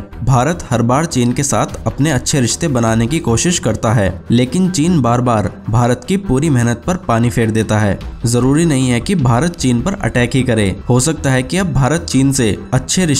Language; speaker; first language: Hindi; native; Hindi